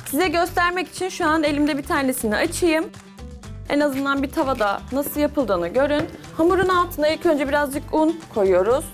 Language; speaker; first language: Turkish; native; Turkish